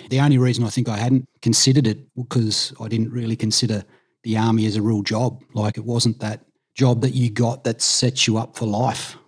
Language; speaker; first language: English; native; English